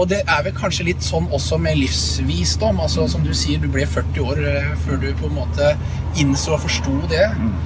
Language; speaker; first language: Norwegian; native; Norwegian